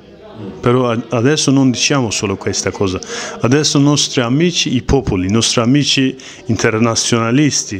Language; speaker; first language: Italian; non-native, learner; Kurdish